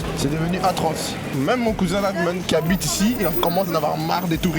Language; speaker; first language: French; native; French